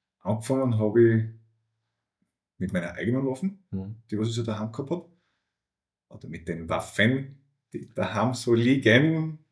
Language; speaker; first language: German; native; German